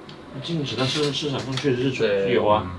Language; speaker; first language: Chinese; native; Chinese